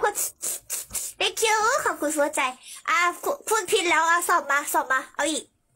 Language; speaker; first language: Thai; early bilingual, other home language; Korean